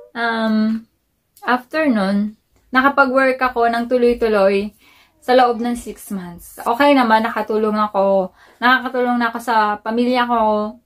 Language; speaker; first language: Filipino; native; Filipino